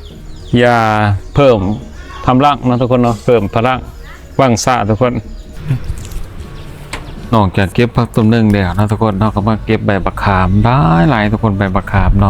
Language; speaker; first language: Thai; non-native, local second language; Northeastern Thai